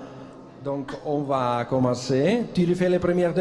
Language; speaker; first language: French; non-native, fluent; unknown